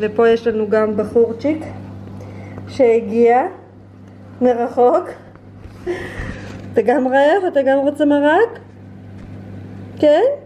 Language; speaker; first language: Hebrew; native; Hebrew